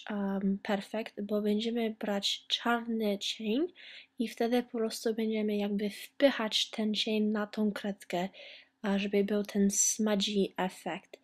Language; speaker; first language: Polish; early bilingual, heritage; Polish